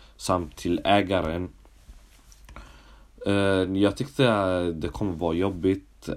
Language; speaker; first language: Swedish; early bilingual, other home language; Somali